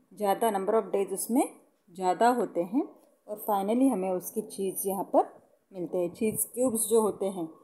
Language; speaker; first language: Hindi; non-native, local second language; Marathi